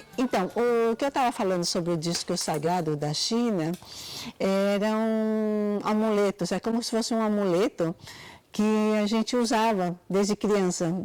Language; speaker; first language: Portuguese; early bilingual, other home language; Cantonese